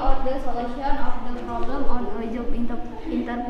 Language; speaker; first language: English; non-native, learner; Indonesian